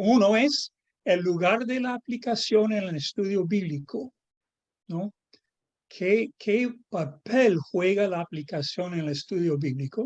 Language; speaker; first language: Spanish; non-native, fluent; English